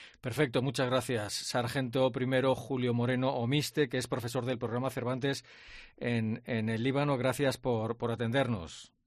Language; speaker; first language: Spanish; native; Spanish